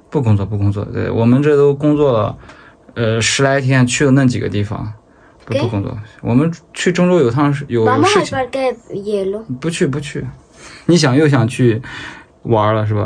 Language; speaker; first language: Chinese; native; Chinese